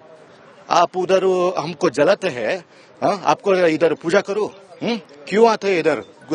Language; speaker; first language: Hindi; non-native, local second language; Kannada